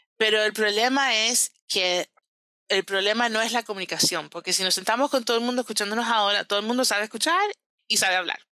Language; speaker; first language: Spanish; early bilingual, heritage; Spanish